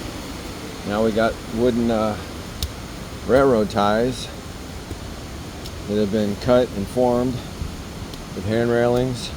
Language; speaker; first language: English; native; English